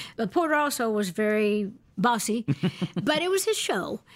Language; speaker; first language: English; native; English